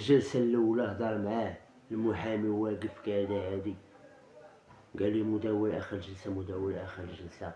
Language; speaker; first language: Arabic; native; Arabic